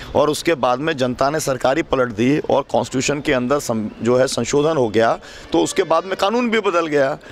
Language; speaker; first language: Hindi; native; Hindi